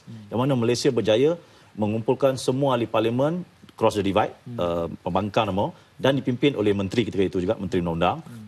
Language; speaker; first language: Malay; native; Malay